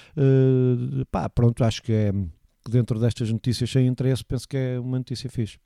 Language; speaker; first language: Portuguese; native; Portuguese